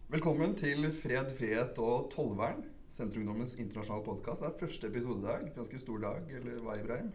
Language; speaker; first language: Norwegian; native; Norwegian